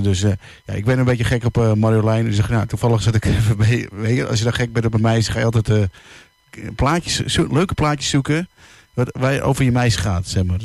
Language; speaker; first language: Dutch; native; Dutch